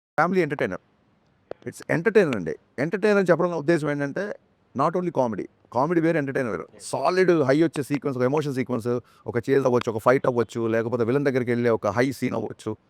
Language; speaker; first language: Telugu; native; Telugu